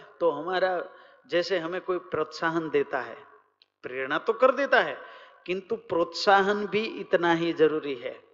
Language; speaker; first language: Hindi; non-native, local second language; Gujarati